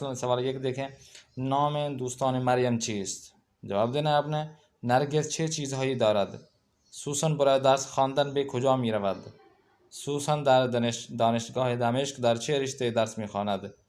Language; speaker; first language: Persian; non-native, learner; Urdu